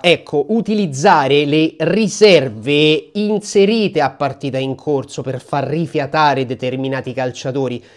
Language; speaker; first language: Italian; native; Italian